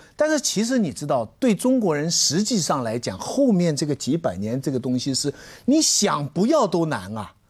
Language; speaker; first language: Chinese; native; Chinese